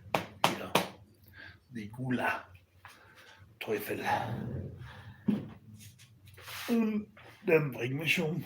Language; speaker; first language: German; non-native, learner; Spanish